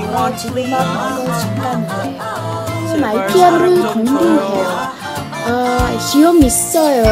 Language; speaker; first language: Korean; non-native, learner; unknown